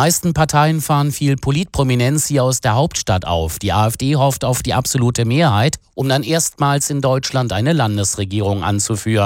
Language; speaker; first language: German; native; German